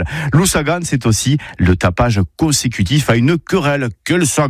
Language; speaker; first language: French; native; French